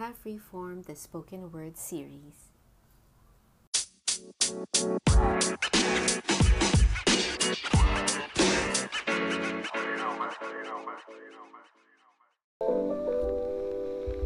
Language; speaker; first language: English; non-native, local second language; Filipino